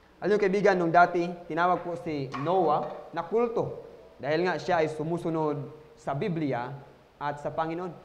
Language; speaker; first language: Filipino; non-native, local second language; Cebuano